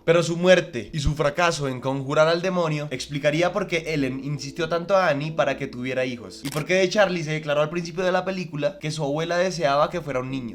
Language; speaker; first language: Spanish; native; Spanish